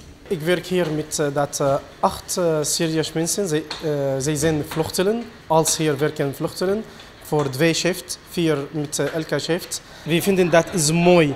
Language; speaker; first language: Dutch; non-native, learner; Arabic